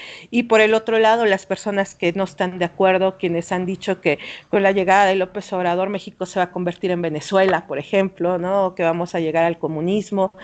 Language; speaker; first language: Spanish; native; Spanish